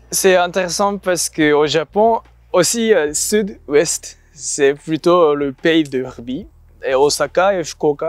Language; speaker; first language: French; non-native, learner; Japanese